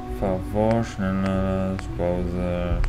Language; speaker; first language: German; non-native, fluent; Polish